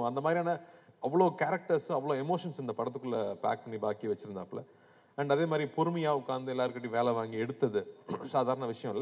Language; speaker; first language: Tamil; native; Tamil